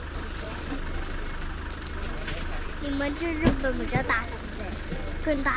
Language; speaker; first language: Chinese; early bilingual, heritage; Chinese